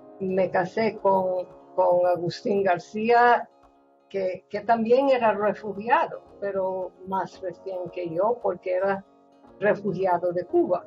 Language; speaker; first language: Spanish; non-native, fluent; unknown